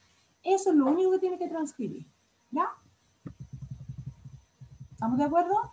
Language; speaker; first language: Spanish; native; Spanish